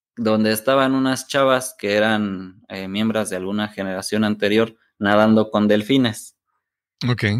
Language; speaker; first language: Spanish; native; Spanish